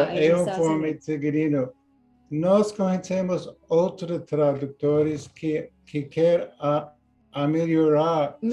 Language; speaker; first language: Portuguese; non-native, learner; English